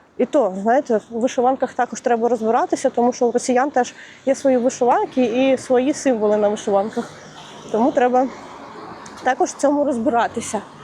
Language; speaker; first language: Ukrainian; non-native, local second language; Russian